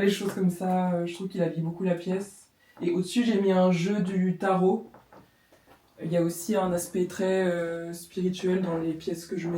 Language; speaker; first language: French; native; French